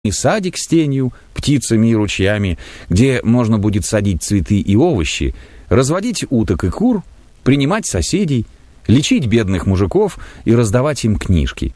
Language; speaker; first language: Russian; native; Russian